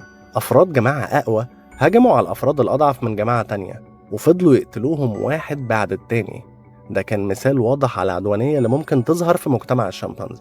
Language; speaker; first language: Arabic; native; Arabic